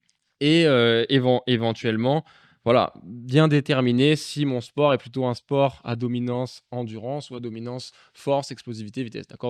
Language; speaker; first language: French; native; French